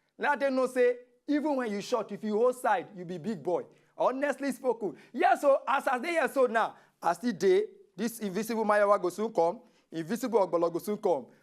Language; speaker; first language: Nigerian Pidgin; native; Nigerian Pidgin